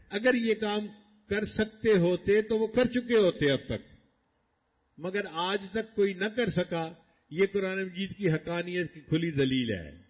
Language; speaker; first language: Urdu; non-native, local second language; Punjabi